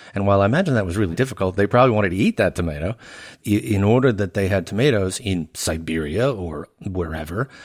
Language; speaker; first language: English; native; English